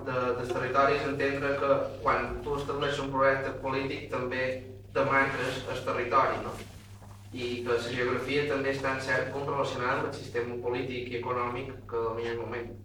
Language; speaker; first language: Catalan; non-native, fluent; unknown